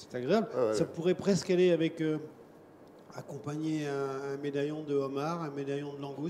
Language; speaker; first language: French; native; French